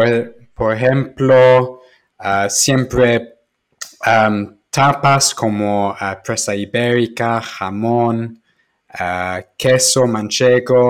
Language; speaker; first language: Spanish; non-native, fluent; English